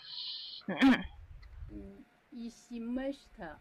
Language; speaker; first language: German; non-native, learner; Chinese